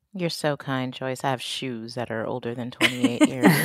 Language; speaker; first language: English; native; English